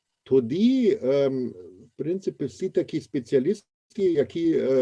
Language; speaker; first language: Ukrainian; non-native, fluent; German